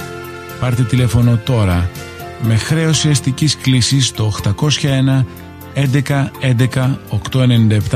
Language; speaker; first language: Greek; native; Greek